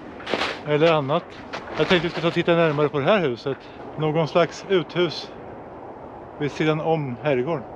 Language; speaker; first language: Swedish; native; Swedish